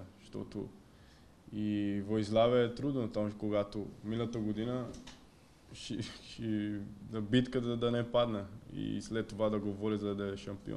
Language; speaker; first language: Bulgarian; non-native, learner; Portuguese